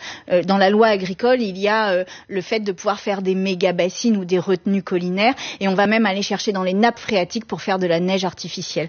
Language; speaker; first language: French; native; French